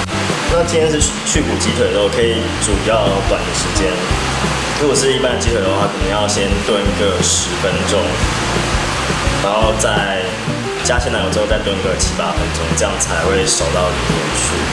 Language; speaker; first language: Chinese; native; Chinese